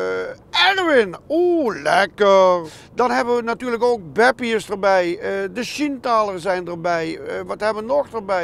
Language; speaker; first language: Dutch; native; Dutch